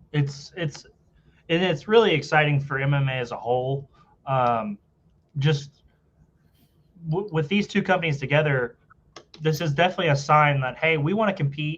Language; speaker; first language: English; native; English